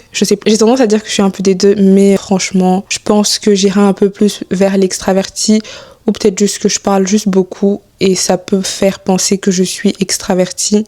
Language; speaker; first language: French; early bilingual, other home language; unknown